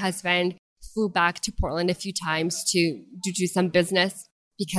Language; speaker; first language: English; non-native, fluent; Russian